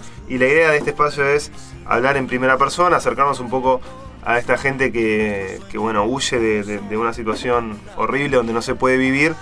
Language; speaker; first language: Spanish; native; Spanish